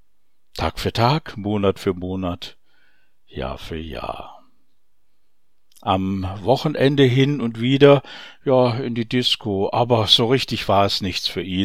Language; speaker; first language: German; native; German